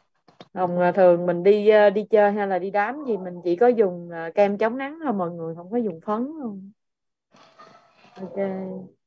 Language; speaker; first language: Vietnamese; native; Vietnamese